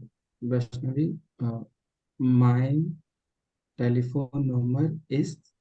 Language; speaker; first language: German; non-native, learner; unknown